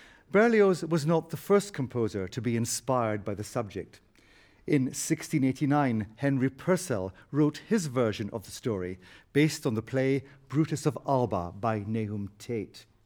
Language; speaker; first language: English; native; English